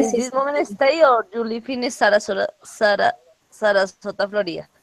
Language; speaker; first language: English; non-native, learner; Spanish